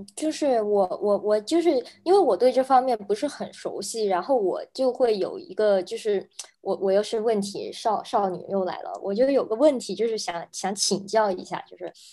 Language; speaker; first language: Chinese; native; Chinese